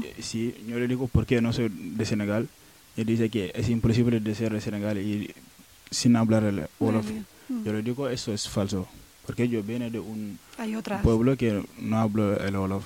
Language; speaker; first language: Spanish; non-native, learner; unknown